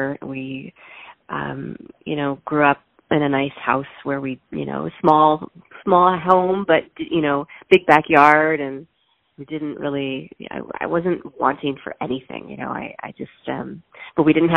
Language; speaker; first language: English; native; English